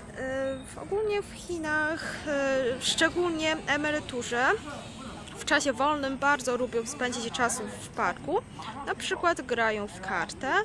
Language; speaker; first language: Polish; non-native, fluent; Chinese